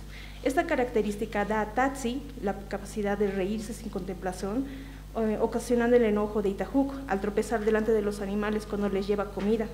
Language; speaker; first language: Spanish; native; Spanish